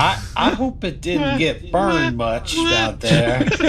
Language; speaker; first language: English; native; English